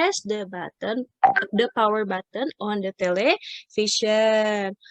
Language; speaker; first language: English; non-native, fluent; Indonesian